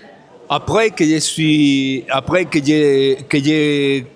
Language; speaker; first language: French; non-native, fluent; Spanish